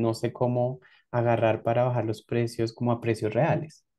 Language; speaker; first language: Spanish; native; Spanish